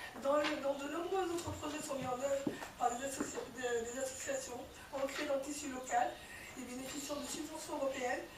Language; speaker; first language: French; early bilingual, other home language; Kabyle